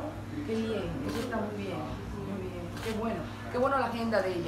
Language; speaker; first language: Spanish; native; Spanish